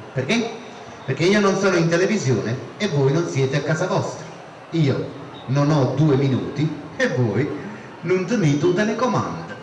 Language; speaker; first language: Italian; native; Italian